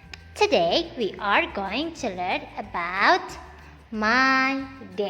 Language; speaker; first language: English; non-native, fluent; Indonesian